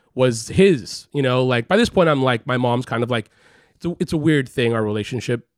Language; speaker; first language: English; native; English